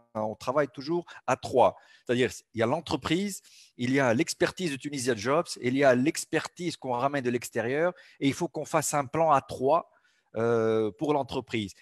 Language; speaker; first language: French; non-native, local second language; Arabic